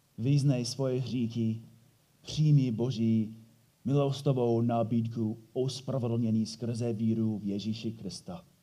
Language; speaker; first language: Czech; non-native, fluent; English